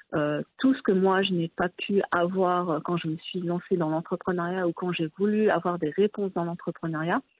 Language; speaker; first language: French; early bilingual, other home language; Arabic